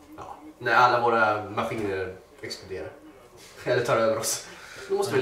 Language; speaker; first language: Swedish; native; Swedish